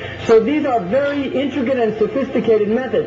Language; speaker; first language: English; native; English